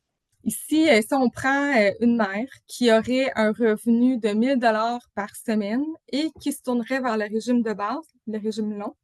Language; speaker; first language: French; native; French